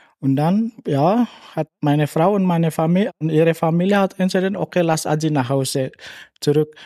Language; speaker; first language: German; non-native, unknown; Indonesian